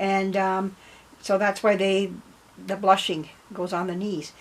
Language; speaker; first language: English; native; English